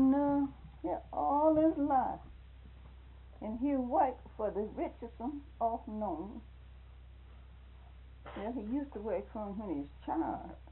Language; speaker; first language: English; native; English